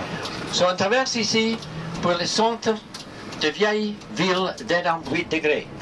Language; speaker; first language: French; non-native, learner; English